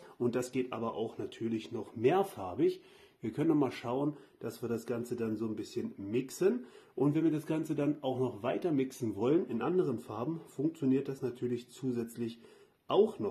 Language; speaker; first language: German; native; German